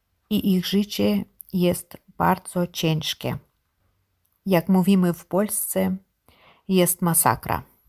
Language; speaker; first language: Polish; non-native, learner; Ukrainian